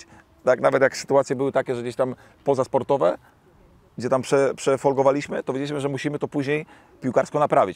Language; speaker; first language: Polish; native; Polish